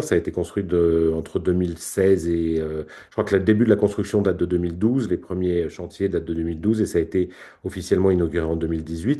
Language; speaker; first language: French; native; French